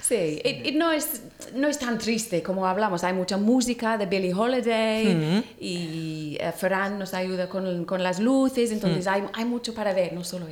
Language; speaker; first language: Spanish; non-native, learner; English